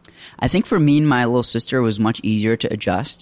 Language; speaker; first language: English; early bilingual, other home language; Arabic